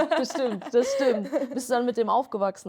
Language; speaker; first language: German; native; German